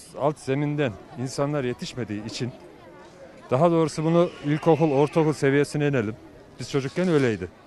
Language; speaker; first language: Turkish; native; Turkish